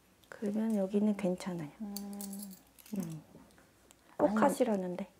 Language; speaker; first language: Korean; native; Korean